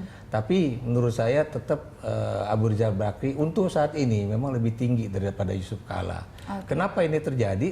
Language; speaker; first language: Indonesian; native; Indonesian